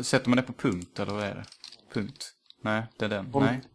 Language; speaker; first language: Swedish; native; Swedish